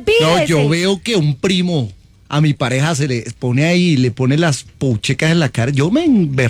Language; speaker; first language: Spanish; native; Spanish